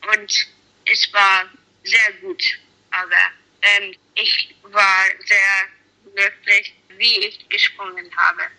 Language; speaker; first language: German; non-native, learner; English